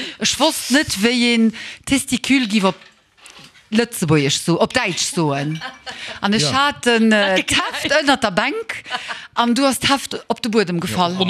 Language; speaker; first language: Luxembourgish; early bilingual, heritage; Luxembourgish